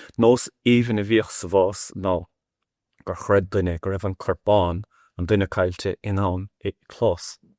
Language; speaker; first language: Irish; non-native, local second language; English